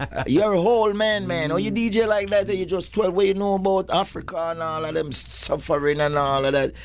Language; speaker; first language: English; non-native, local second language; Jamaican Creole English